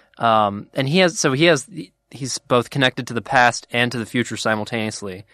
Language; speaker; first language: English; native; English